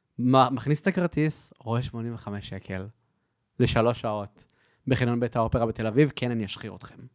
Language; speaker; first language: Hebrew; native; Hebrew